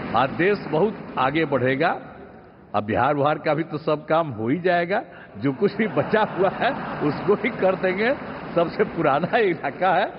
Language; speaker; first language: Hindi; native; Hindi